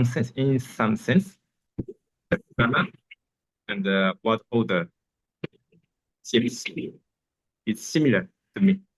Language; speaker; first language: English; non-native, learner; Japanese